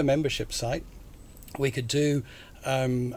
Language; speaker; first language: English; native; English